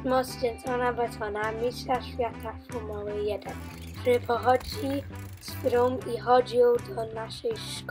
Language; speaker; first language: Polish; early bilingual, heritage; Polish